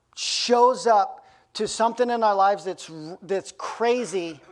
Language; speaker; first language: English; native; English